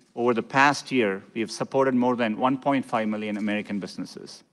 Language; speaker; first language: English; non-native, local second language; Tamil